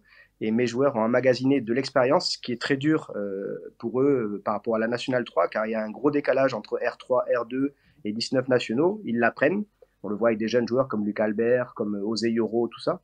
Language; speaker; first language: French; native; French